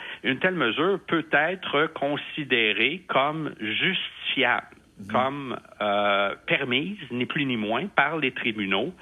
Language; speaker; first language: French; native; French